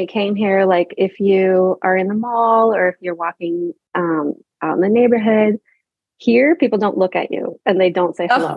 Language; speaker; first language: English; native; English